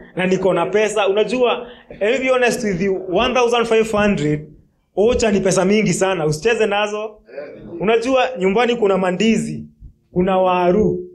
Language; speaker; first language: Swahili; non-native, local second language; Kikuyu